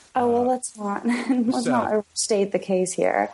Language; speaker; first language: English; native; English